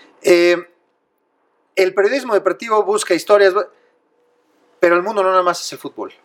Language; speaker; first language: Spanish; native; Spanish